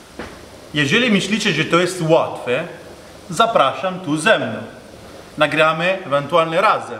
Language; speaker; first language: Polish; non-native, learner; Italian